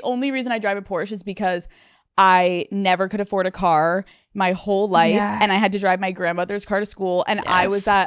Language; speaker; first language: English; native; English